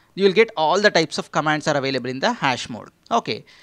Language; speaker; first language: English; non-native, local second language; Telugu